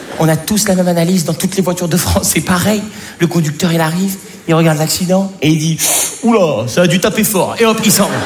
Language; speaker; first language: French; native; French